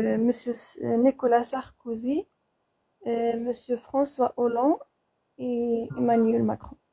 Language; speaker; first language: French; non-native, fluent; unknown